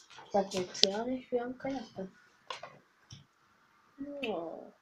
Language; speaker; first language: German; early bilingual, other home language; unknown